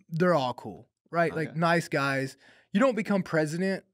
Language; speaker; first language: English; native; English